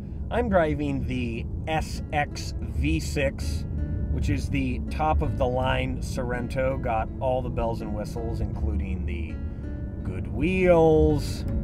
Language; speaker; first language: English; native; English